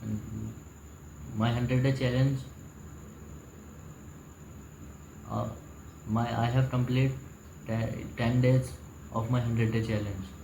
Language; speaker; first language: English; non-native, learner; Hindi